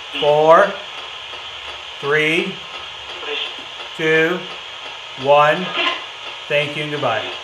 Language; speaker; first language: English; native; English